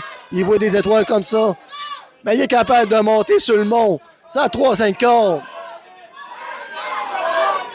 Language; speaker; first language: French; native; French